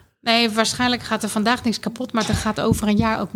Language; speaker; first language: Dutch; native; Dutch